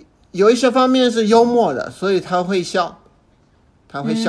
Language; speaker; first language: Chinese; non-native, fluent; English